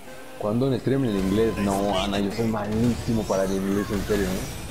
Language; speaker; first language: Spanish; native; Spanish